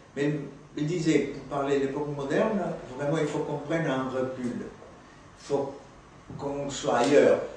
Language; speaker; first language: French; non-native, fluent; Spanish